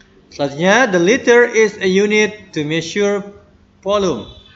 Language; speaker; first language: English; non-native, learner; Indonesian